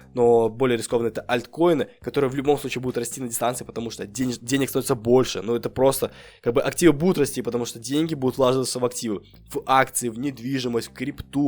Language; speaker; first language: Russian; native; Russian